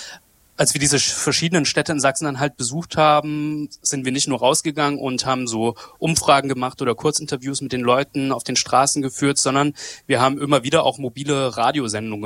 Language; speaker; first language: German; native; German